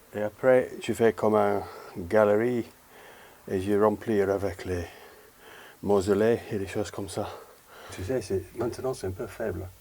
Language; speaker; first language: French; non-native, learner; English